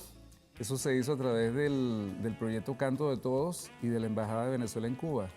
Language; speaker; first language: Spanish; native; Spanish